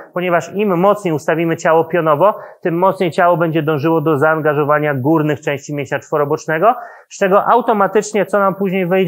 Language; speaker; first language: Polish; native; Polish